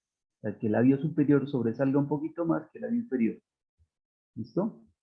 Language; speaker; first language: Spanish; native; Spanish